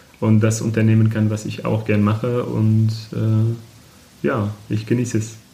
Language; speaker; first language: German; non-native, fluent; Arabic